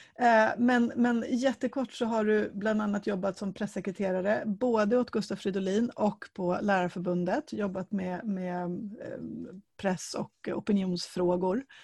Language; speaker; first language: Swedish; native; Swedish